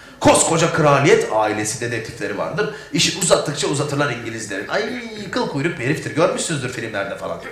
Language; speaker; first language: Turkish; native; Turkish